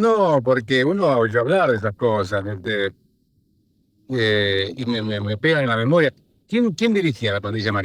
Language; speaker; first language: Spanish; native; Spanish